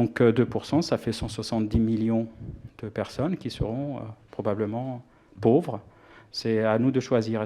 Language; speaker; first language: French; non-native, local second language; Arabic